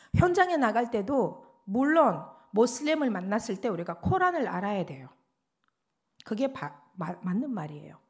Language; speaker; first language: Korean; non-native, fluent; Russian